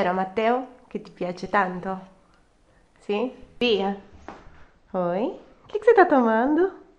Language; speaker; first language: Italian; non-native, fluent; Portuguese